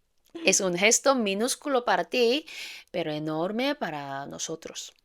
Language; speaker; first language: Spanish; non-native, fluent; Korean